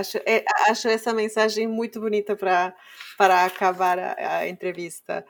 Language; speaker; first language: Portuguese; non-native, fluent; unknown